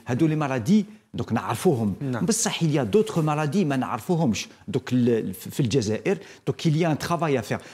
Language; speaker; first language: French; non-native, local second language; Arabic